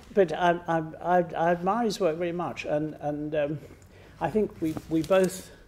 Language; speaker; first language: English; native; English